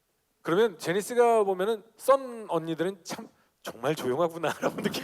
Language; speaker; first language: Korean; native; Korean